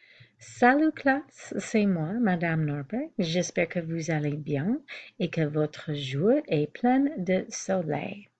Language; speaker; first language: French; non-native, fluent; English